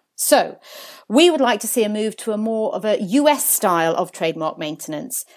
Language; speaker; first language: English; early bilingual, other home language; Italian